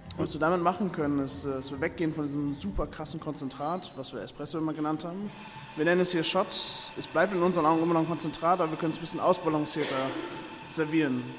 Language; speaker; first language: German; native; German